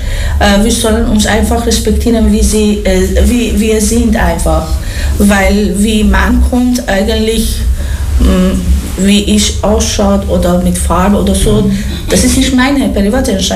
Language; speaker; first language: German; non-native, learner; Persian